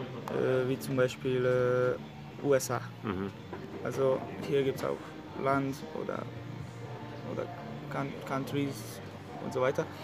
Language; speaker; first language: German; non-native, learner; Hungarian